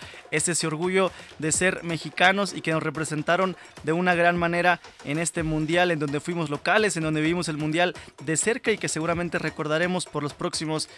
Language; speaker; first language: Spanish; native; Spanish